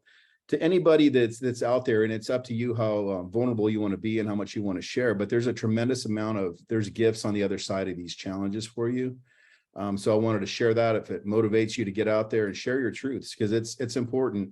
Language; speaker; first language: English; native; English